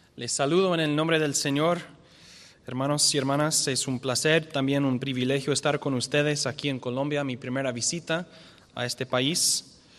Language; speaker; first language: Spanish; non-native, fluent; English